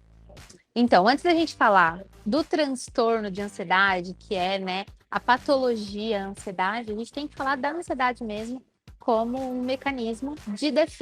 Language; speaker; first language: Portuguese; native; Portuguese